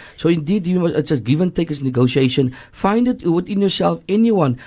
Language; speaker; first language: English; native; English